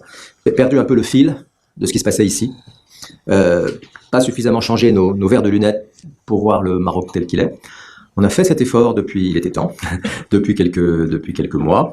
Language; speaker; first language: French; native; French